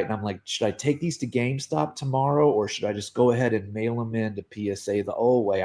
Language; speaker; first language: English; native; English